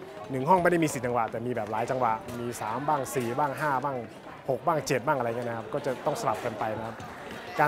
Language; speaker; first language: Thai; native; Thai